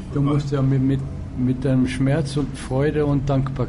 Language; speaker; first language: German; non-native, fluent; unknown